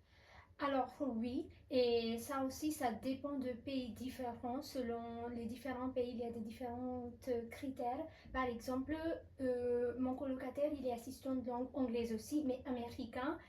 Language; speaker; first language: French; non-native, fluent; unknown